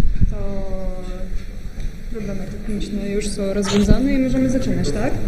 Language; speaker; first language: Polish; non-native, fluent; Russian